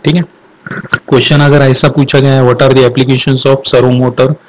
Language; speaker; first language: Hindi; non-native, local second language; Marathi